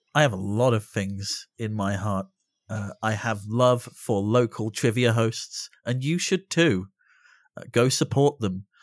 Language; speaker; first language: English; native; English